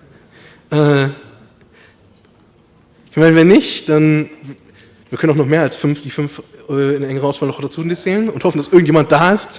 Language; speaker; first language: German; native; German